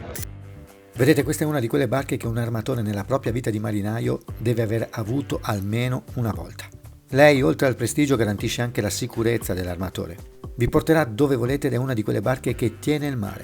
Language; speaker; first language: Italian; native; Italian